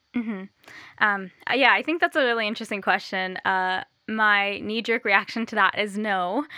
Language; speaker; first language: English; native; English